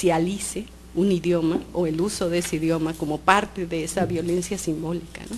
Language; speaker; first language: Spanish; native; Spanish